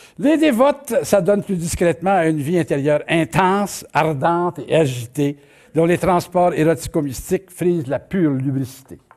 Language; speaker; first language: French; native; French